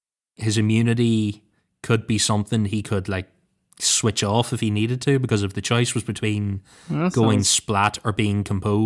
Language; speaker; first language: English; native; English